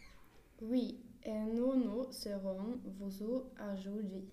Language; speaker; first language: French; non-native, learner; Swedish